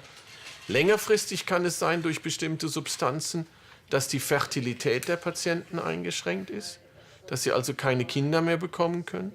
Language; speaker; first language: German; native; German